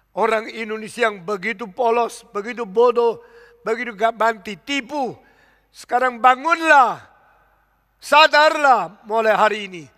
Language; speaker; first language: Indonesian; early bilingual, other home language; Min Nan Chinese